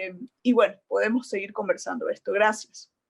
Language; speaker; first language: Spanish; native; Spanish